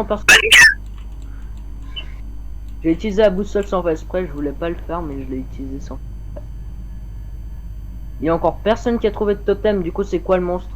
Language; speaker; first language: French; native; French